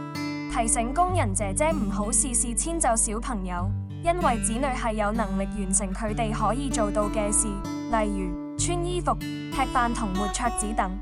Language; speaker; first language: Cantonese; native; Cantonese